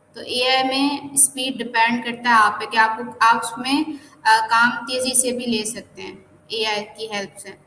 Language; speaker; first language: Urdu; non-native, local second language; Sindhi